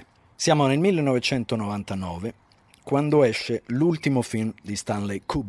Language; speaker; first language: Italian; native; Italian